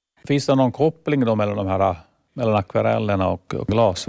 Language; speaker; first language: Swedish; native; Swedish